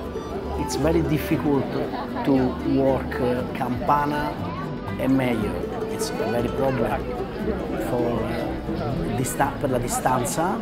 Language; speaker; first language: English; non-native, learner; Italian